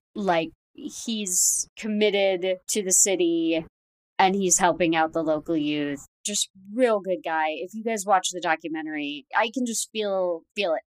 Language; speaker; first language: English; native; English